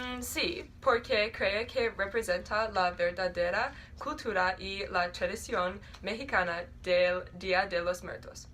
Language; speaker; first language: Spanish; non-native, learner; English